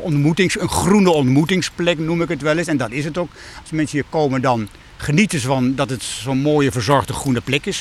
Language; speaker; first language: Dutch; native; Dutch